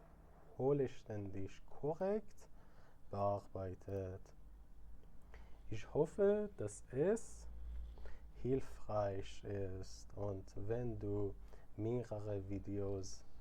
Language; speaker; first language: German; non-native, fluent; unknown